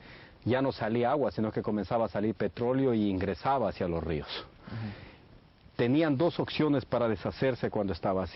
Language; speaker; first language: Spanish; native; Spanish